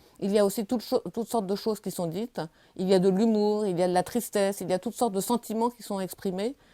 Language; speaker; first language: French; native; French